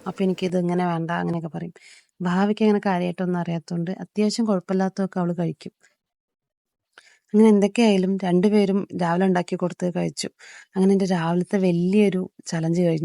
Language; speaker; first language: Malayalam; native; Malayalam